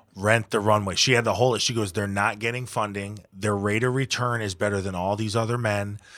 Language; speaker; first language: English; native; English